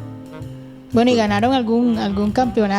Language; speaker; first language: Spanish; native; Spanish